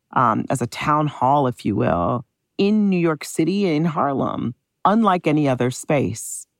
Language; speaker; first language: English; native; English